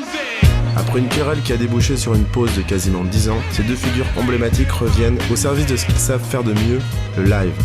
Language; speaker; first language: French; native; French